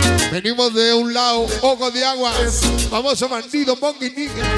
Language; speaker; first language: Spanish; native; Spanish